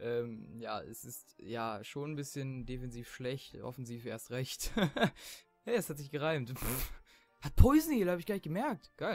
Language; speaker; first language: German; native; German